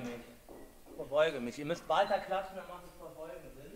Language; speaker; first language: German; native; German